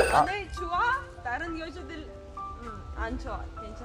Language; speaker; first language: Korean; non-native, learner; Russian